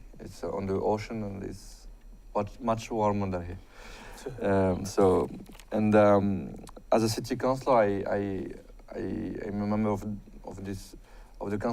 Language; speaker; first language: English; non-native, fluent; Arabic